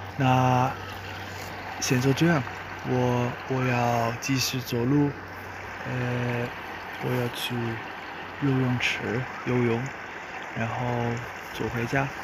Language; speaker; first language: Chinese; non-native, fluent; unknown